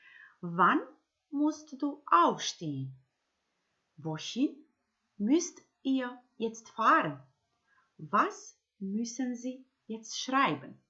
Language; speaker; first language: German; non-native, fluent; Macedonian